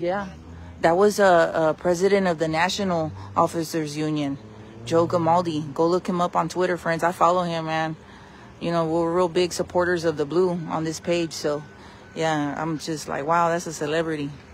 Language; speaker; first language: English; early bilingual, other home language; Spanish